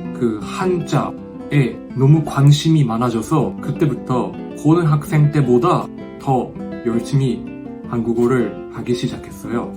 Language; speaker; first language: Korean; non-native, fluent; Japanese